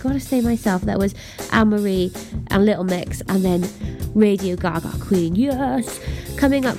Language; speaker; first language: English; native; English